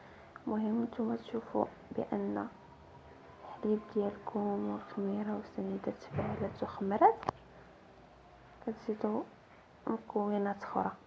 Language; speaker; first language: Arabic; native; Arabic